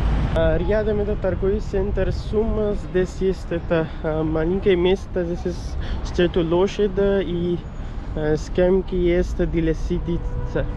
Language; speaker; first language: Russian; non-native, learner; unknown